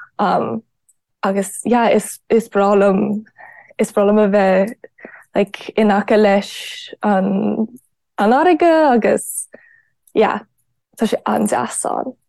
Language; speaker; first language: Irish; non-native, learner; English